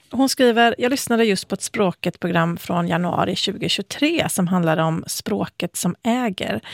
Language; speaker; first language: Swedish; native; Swedish